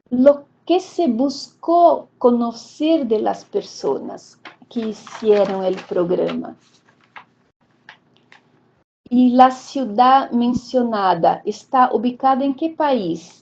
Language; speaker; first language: Spanish; non-native, fluent; Portuguese